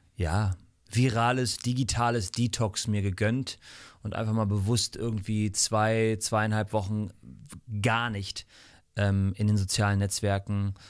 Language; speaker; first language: German; non-native, fluent; English